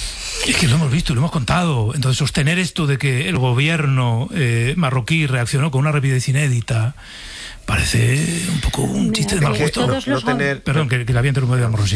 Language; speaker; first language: Spanish; native; Spanish